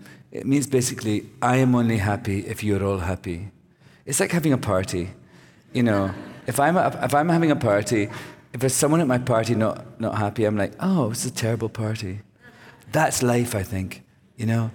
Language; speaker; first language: English; native; English